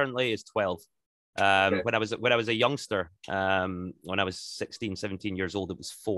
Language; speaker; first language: English; native; English